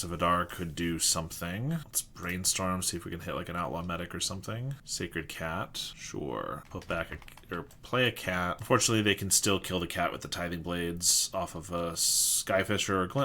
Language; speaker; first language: English; native; English